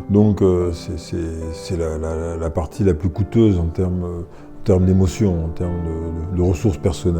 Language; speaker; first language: French; native; French